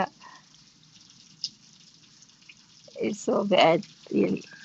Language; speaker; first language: English; non-native, learner; Sinhala